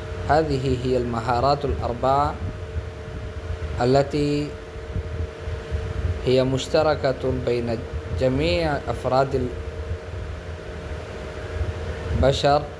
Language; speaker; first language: Arabic; non-native, fluent; Urdu